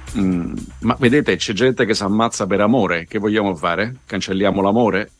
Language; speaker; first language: Italian; native; Italian